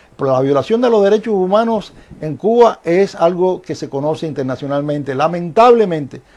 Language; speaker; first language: Spanish; native; Spanish